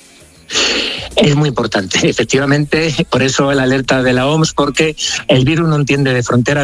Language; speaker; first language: Spanish; native; Spanish